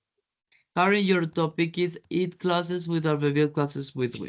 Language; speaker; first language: English; non-native, fluent; Spanish